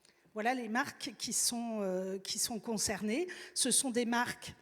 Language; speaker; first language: French; native; French